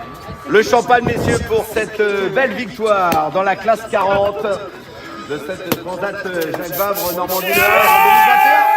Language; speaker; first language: French; native; French